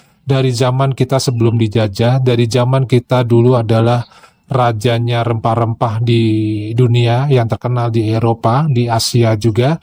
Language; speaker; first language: Indonesian; native; Indonesian